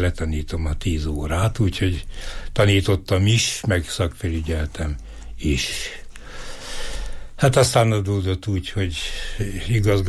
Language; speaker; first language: Hungarian; native; Hungarian